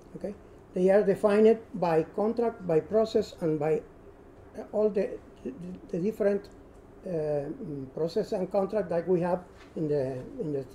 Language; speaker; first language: English; non-native, learner; Spanish